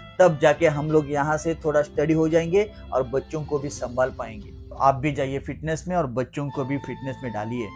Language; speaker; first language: Hindi; non-native, local second language; Marathi